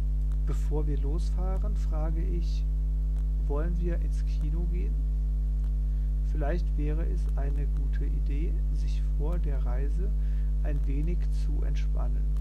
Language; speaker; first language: German; non-native, fluent; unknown